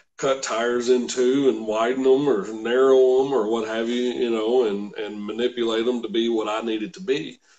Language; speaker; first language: English; native; English